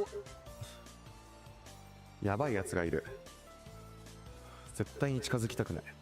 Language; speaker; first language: Japanese; native; Japanese